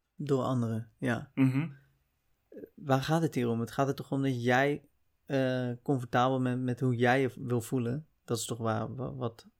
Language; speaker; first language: Dutch; native; Dutch